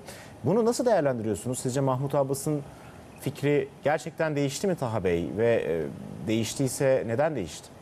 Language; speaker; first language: Turkish; native; Turkish